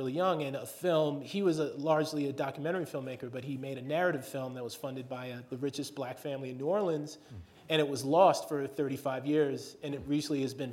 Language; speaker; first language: English; native; English